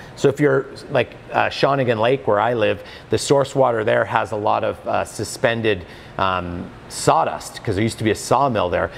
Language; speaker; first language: English; native; English